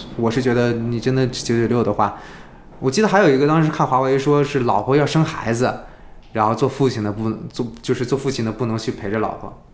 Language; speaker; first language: Chinese; native; Chinese